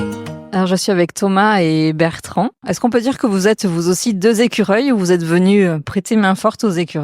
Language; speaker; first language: French; native; French